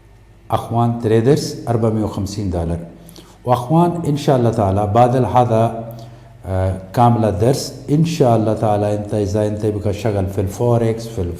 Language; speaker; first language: Arabic; non-native, learner; Urdu